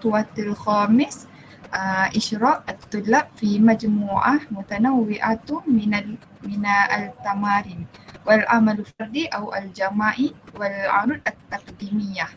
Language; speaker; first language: Arabic; non-native, learner; Malay